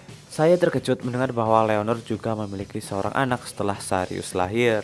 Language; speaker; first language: Indonesian; native; Indonesian